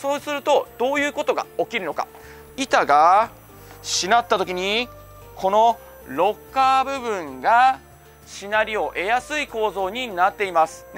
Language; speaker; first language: Japanese; native; Japanese